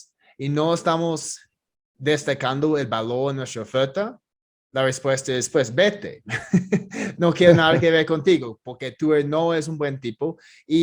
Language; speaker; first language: Spanish; non-native, fluent; English